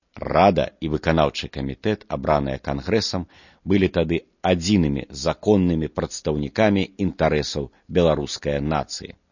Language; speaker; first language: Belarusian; non-native, local second language; Russian